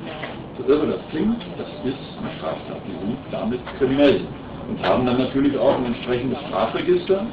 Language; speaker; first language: German; native; German